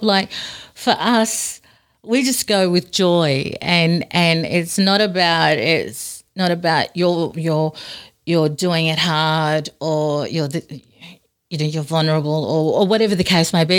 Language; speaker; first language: English; native; English